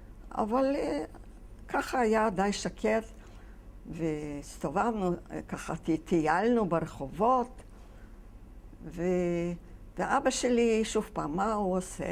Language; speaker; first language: Hebrew; non-native, fluent; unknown